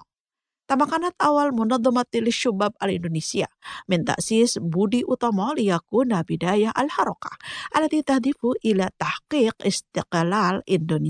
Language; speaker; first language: Arabic; non-native, fluent; Indonesian